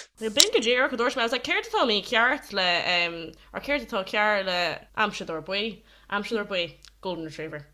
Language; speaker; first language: Irish; non-native, local second language; English